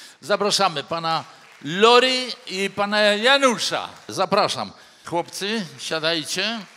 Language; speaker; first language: Polish; native; Polish